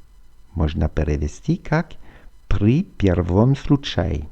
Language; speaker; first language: Russian; non-native, fluent; French